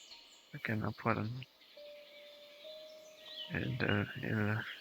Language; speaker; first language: Spanish; non-native, learner; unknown